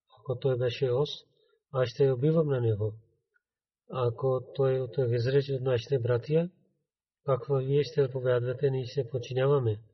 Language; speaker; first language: Bulgarian; non-native, learner; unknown